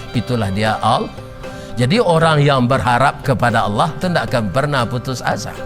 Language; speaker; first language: Malay; non-native, local second language; Minangkabau